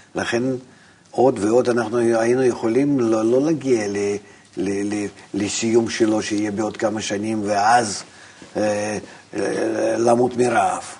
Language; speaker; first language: Hebrew; non-native, fluent; Russian